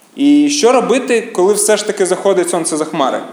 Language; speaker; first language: Ukrainian; native; Ukrainian